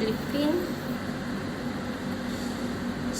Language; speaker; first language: Indonesian; non-native, learner; Filipino